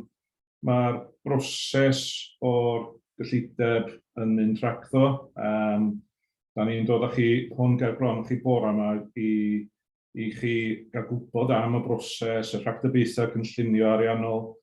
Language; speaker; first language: Welsh; native; Welsh